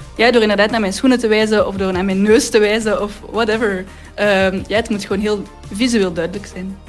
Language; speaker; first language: Dutch; native; Dutch